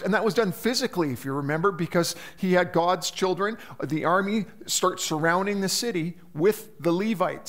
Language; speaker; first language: English; native; English